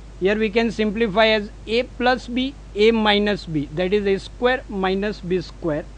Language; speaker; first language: English; non-native, local second language; Gujarati